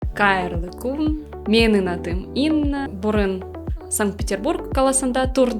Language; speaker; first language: Kazakh; non-native, learner; Russian